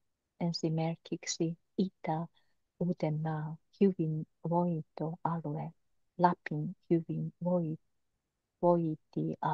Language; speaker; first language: Finnish; non-native, learner; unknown